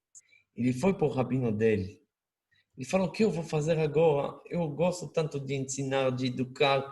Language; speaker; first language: Portuguese; non-native, fluent; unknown